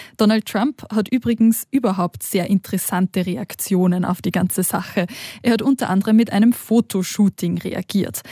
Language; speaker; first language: German; native; German